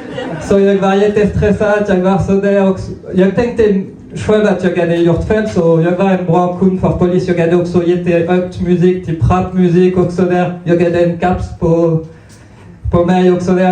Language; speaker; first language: Swedish; non-native, fluent; French